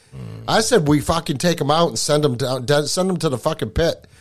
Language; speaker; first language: English; native; English